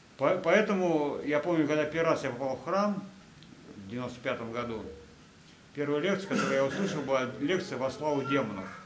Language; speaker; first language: Russian; native; Russian